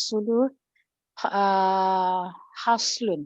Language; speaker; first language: Arabic; non-native, learner; Malay